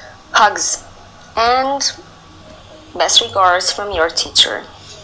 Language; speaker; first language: English; non-native, fluent; Albanian